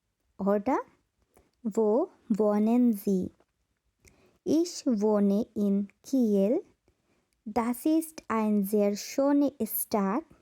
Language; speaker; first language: German; non-native, learner; Bangla